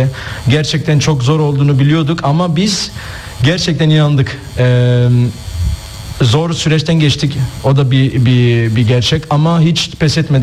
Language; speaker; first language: Turkish; early bilingual, heritage; Turkish